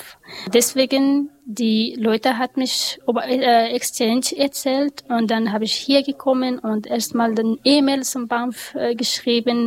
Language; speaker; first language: German; non-native, learner; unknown